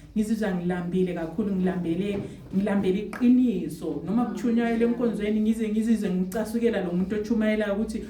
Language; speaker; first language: Zulu; native; Zulu